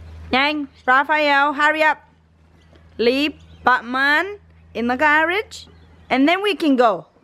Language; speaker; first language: English; non-native, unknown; Vietnamese